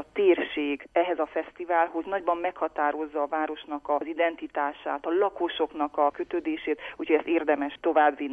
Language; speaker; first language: Hungarian; native; Hungarian